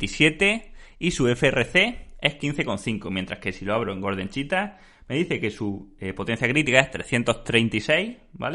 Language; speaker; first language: Spanish; native; Spanish